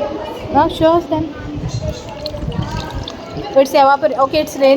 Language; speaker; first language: English; non-native, local second language; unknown